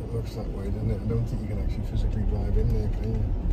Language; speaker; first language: English; native; English